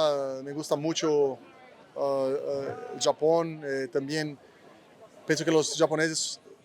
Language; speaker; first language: Spanish; non-native, fluent; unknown